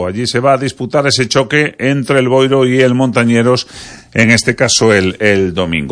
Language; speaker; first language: Spanish; native; Spanish